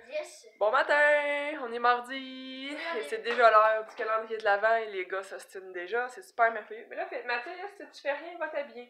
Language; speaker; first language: French; native; French